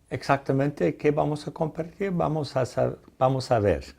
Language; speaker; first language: Spanish; non-native, fluent; English